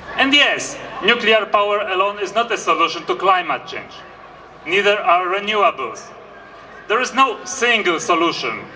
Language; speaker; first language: English; non-native, fluent; Polish